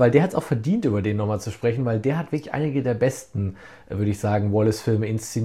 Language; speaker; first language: German; native; German